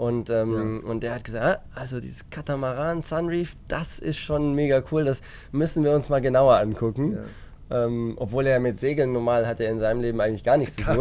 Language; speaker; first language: German; native; German